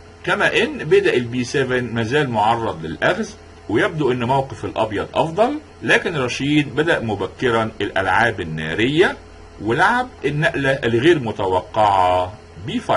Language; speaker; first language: Arabic; native; Arabic